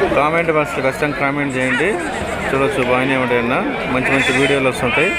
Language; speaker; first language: Telugu; native; Telugu